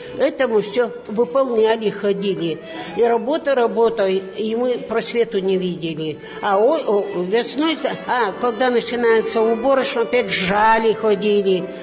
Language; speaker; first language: Russian; native; Russian